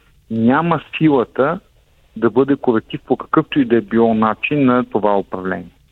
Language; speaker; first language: Bulgarian; native; Bulgarian